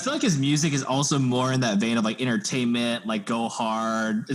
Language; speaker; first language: English; native; English